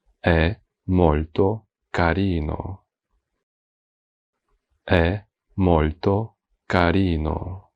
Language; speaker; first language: Italian; non-native, fluent; Ukrainian